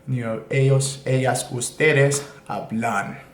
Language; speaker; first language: Spanish; non-native, learner; English